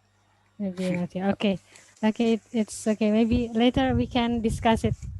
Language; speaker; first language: English; non-native, fluent; Indonesian